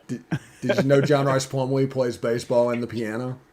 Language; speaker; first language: English; native; English